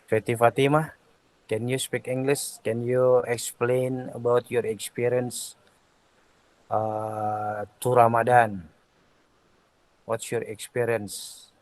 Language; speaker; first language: English; non-native, learner; Indonesian